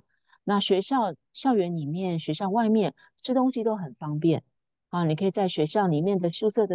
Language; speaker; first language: Chinese; native; Chinese